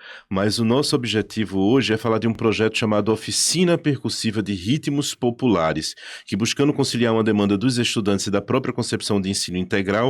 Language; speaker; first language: Portuguese; native; Portuguese